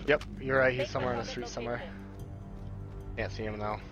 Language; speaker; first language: English; native; English